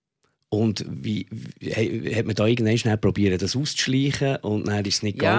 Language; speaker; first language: German; native; German